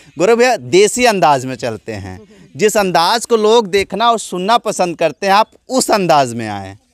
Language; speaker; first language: Hindi; native; Hindi